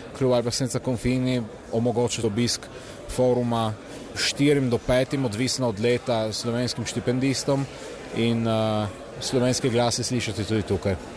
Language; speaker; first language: Slovenian; native; Slovenian